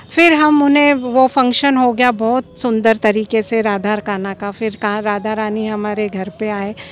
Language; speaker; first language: Hindi; non-native, local second language; Marathi